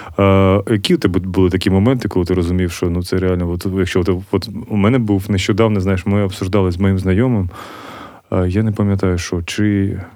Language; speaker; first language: Ukrainian; native; Ukrainian